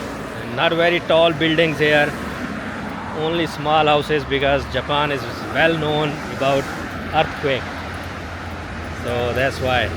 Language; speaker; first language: English; non-native, local second language; Urdu